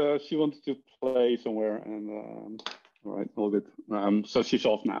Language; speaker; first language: English; non-native, fluent; Dutch